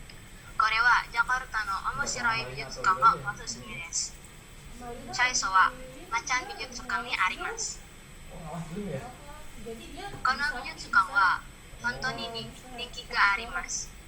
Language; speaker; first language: Japanese; non-native, learner; Indonesian